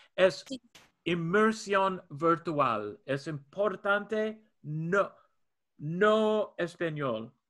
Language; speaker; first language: Spanish; non-native, learner; English